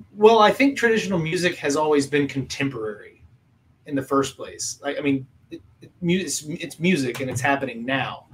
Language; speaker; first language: English; native; English